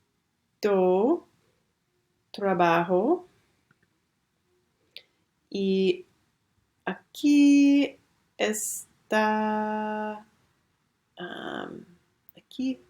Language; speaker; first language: Spanish; non-native, learner; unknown